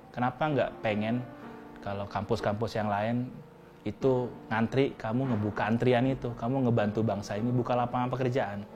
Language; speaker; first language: Indonesian; native; Indonesian